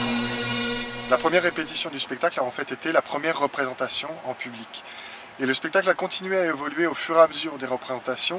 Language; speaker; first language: French; native; French